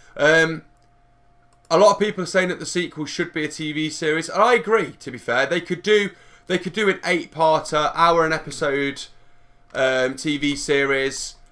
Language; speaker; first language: English; native; English